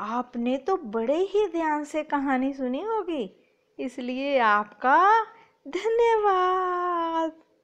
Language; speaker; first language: Hindi; non-native, local second language; Punjabi